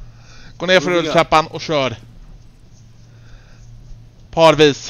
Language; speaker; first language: Swedish; native; Swedish